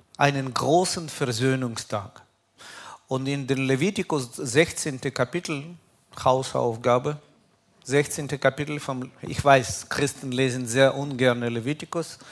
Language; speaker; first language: German; non-native, fluent; Russian